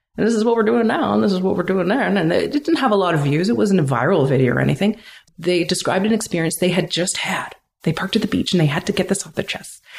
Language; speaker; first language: English; native; English